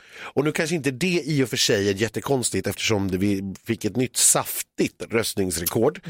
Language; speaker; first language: Swedish; native; Swedish